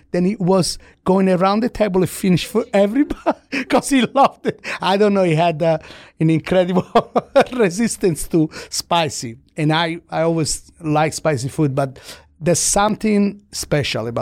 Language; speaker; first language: English; non-native, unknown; Italian